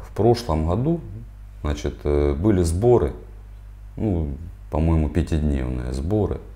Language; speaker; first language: Russian; native; Russian